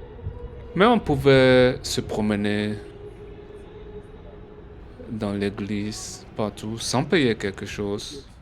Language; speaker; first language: French; early bilingual, heritage; French